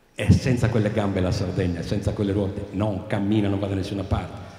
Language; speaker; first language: Italian; native; Italian